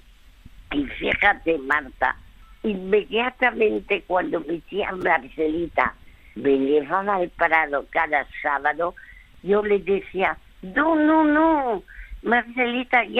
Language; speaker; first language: Spanish; early bilingual, other home language; French